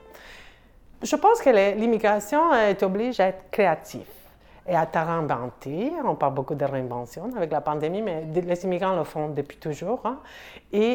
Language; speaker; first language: French; non-native, fluent; Spanish